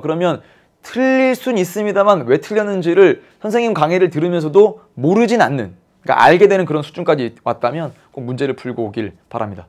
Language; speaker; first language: Korean; native; Korean